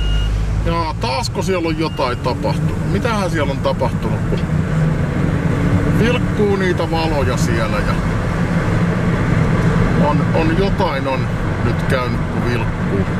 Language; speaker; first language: Finnish; native; Finnish